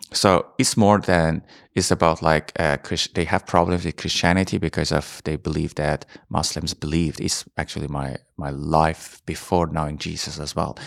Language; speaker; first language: English; non-native, fluent; Persian